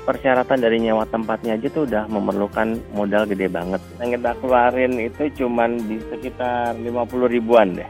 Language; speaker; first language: Indonesian; native; Indonesian